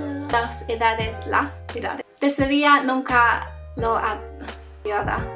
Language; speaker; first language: Spanish; non-native, learner; English